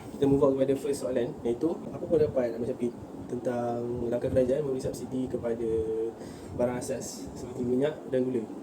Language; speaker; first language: Malay; native; Malay